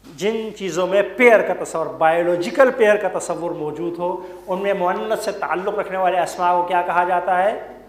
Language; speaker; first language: Urdu; native; Urdu